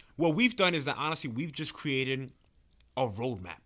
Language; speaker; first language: English; early bilingual, other home language; Spanish